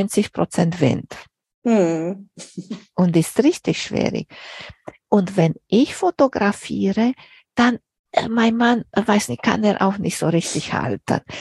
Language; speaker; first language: German; non-native, fluent; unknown